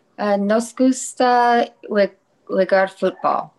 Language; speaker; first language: Spanish; non-native, learner; English